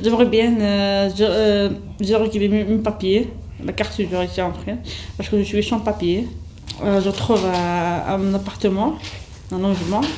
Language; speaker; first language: French; non-native, learner; Kabyle